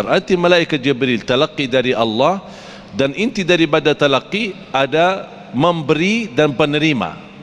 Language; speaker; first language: Malay; non-native, fluent; Arabic